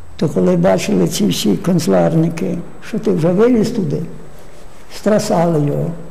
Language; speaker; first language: Ukrainian; native; Ukrainian